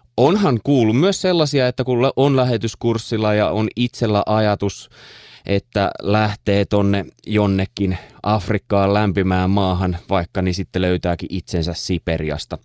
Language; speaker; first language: Finnish; native; Finnish